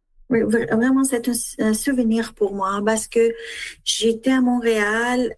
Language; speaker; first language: French; non-native, learner; Persian